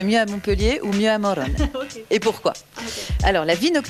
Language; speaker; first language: French; native; French